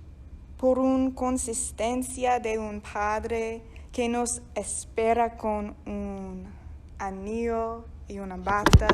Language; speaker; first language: Spanish; non-native, fluent; English